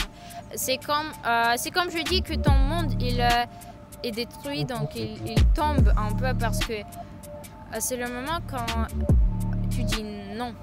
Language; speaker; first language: French; non-native, fluent; Ukrainian